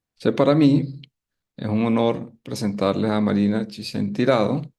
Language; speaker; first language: Spanish; native; Spanish